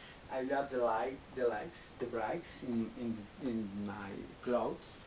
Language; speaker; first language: English; non-native, learner; Spanish